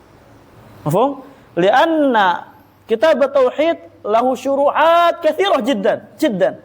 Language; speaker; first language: Arabic; non-native, fluent; Indonesian